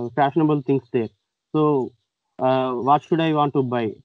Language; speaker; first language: English; non-native, local second language; Telugu